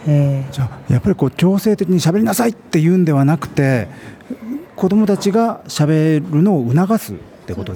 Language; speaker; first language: Japanese; native; Japanese